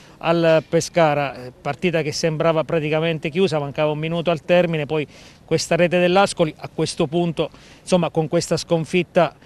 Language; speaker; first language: Italian; native; Italian